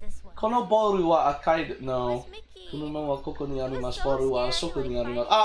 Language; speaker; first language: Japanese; non-native, learner; English